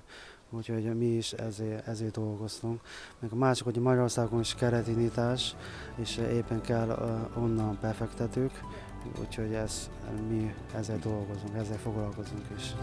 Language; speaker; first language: Hungarian; non-native, learner; Chinese